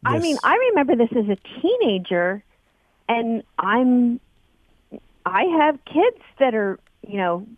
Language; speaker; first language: English; native; English